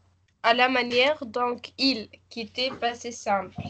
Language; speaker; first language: French; non-native, learner; Arabic